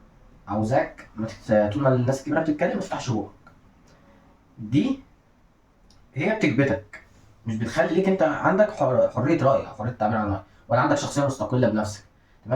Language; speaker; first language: Arabic; native; Arabic